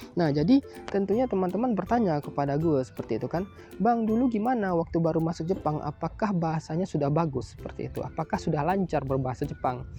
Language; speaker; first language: Indonesian; native; Indonesian